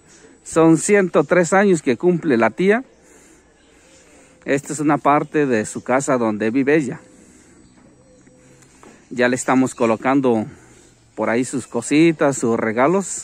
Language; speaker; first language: Spanish; native; Spanish